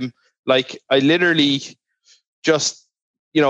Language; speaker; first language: English; native; English